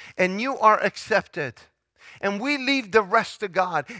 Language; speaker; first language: English; early bilingual, other home language; Italian